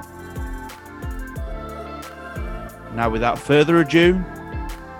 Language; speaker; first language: English; native; English